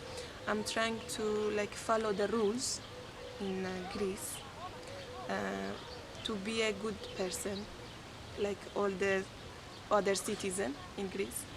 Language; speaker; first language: English; non-native, fluent; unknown